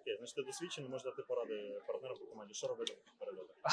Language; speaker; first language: Ukrainian; native; Ukrainian